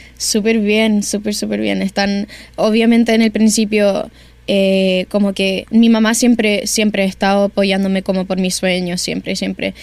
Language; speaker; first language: Spanish; early bilingual, heritage; Spanish